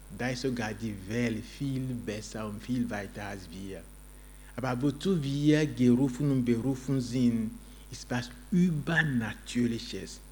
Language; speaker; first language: German; non-native, fluent; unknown